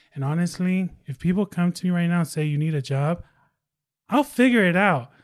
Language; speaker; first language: English; non-native, fluent; Tongan